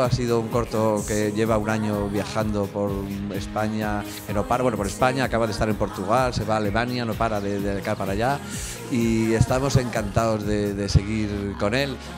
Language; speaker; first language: Spanish; native; Spanish